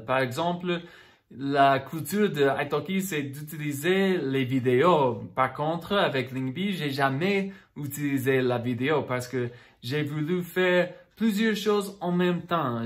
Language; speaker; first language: French; non-native, fluent; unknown